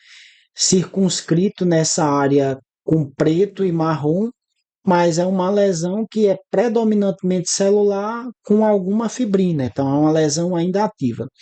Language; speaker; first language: Portuguese; native; Portuguese